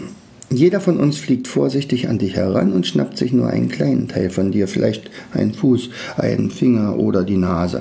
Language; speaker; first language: German; native; German